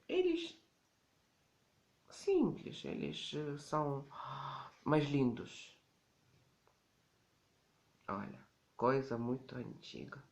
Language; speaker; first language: Portuguese; non-native, learner; Ukrainian